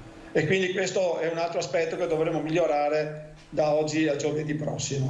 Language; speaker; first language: Italian; native; Italian